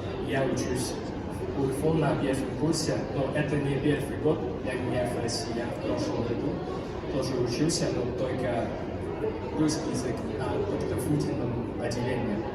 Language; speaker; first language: Russian; non-native, learner; Chinese